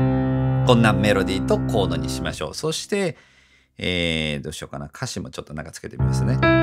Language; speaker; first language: Japanese; native; Japanese